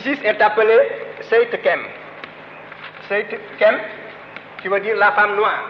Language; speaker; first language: French; non-native, local second language; Wolof